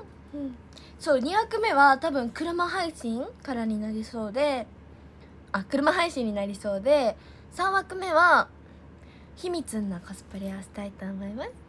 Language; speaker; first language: Japanese; native; Japanese